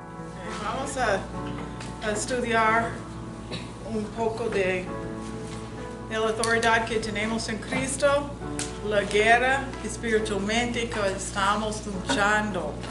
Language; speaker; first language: Spanish; non-native, learner; English